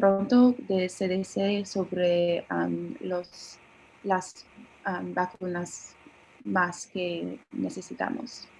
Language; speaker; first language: Spanish; non-native, learner; English